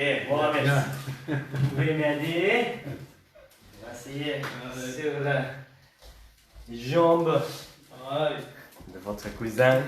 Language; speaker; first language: French; non-native, learner; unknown